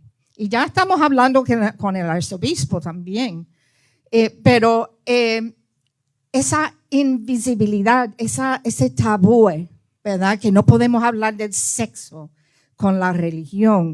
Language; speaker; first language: Spanish; early bilingual, heritage; Spanish